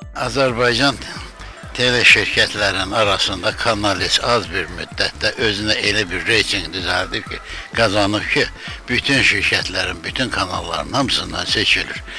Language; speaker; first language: Azerbaijani; native; Azerbaijani